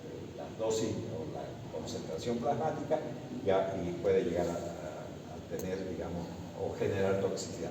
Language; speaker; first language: Spanish; native; Spanish